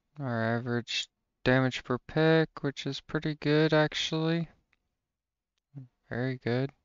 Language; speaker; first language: English; native; English